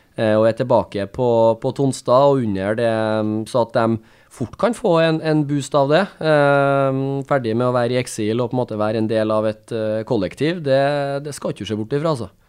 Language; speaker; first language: Norwegian; native; Norwegian